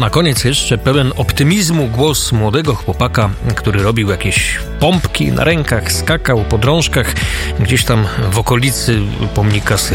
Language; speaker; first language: Polish; native; Polish